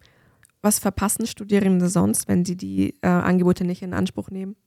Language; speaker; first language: German; native; German